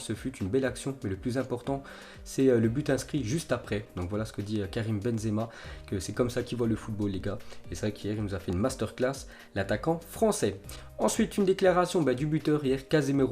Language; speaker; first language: French; native; French